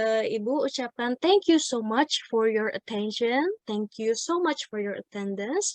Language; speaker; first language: English; non-native, fluent; Indonesian